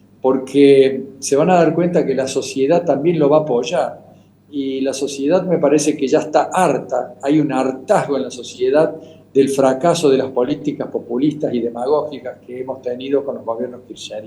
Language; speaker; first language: Spanish; native; Spanish